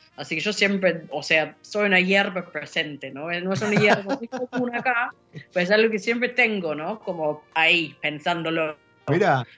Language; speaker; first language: Spanish; non-native, fluent; English